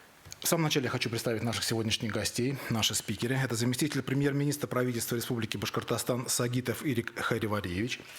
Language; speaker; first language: Russian; native; Russian